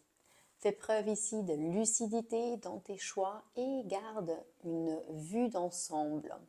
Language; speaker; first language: French; native; French